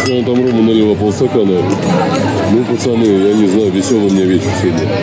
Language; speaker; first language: Russian; native; Russian